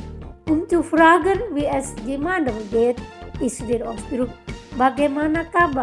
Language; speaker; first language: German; non-native, fluent; Indonesian